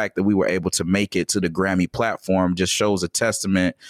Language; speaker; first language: English; native; English